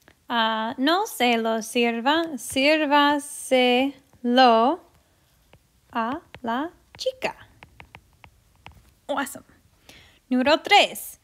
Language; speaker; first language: Spanish; non-native, fluent; English